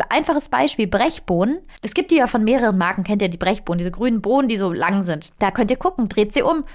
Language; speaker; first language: German; non-native, fluent; Italian